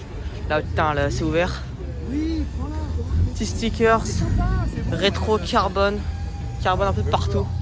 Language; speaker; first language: French; native; French